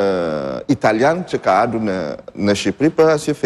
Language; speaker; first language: Albanian; non-native, learner; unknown